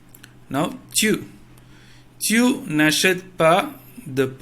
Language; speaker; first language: French; non-native, fluent; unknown